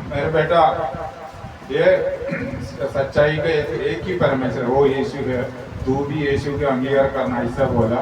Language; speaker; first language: Hindi; non-native, local second language; Malayalam